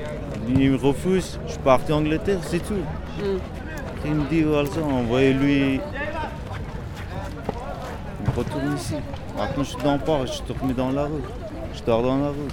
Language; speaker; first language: French; non-native, learner; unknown